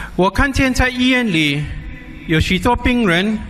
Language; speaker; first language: Chinese; non-native, local second language; English